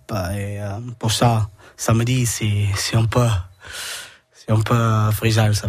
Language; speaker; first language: French; non-native, learner; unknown